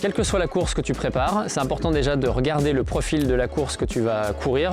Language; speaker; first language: French; native; French